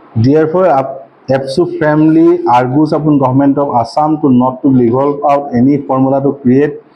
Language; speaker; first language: English; non-native, local second language; Assamese